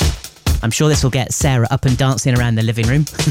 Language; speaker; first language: English; native; English